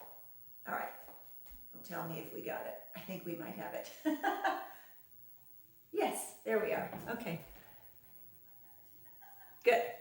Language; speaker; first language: English; native; English